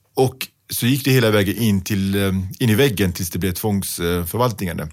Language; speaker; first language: Swedish; early bilingual, other home language; Pashto